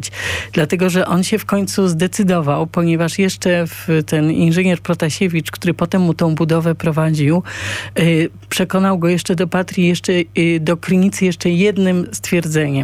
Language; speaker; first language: Polish; native; Polish